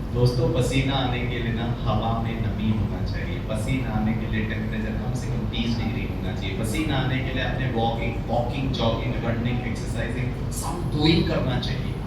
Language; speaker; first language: Hindi; non-native, local second language; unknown